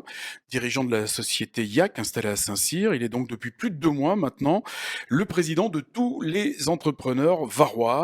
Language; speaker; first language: French; native; French